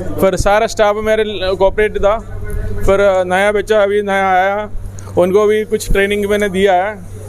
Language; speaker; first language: Hindi; non-native, local second language; Malayalam